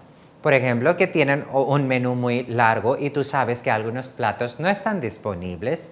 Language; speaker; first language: Spanish; non-native, fluent; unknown